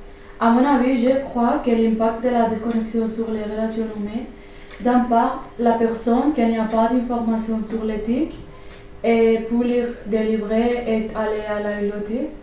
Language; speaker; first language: French; non-native, learner; Spanish